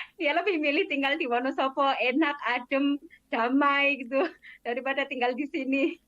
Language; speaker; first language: Indonesian; non-native, local second language; Javanese